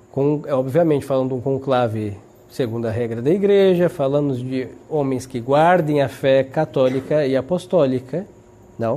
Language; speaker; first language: Portuguese; native; Portuguese